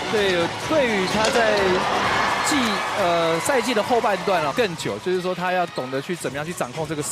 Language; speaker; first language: Chinese; native; Chinese